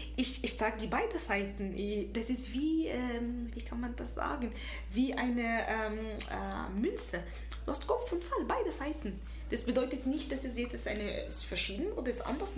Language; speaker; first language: German; non-native, fluent; Arabic